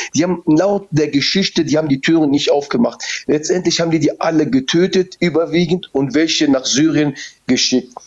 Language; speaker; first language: German; early bilingual, other home language; Turoyo